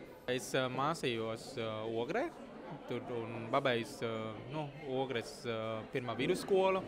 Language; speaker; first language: Latvian; early bilingual, other home language; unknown